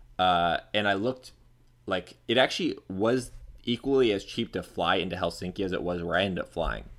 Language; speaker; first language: English; native; English